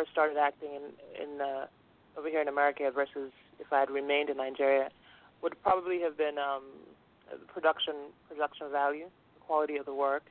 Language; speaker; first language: English; non-native, local second language; Yoruba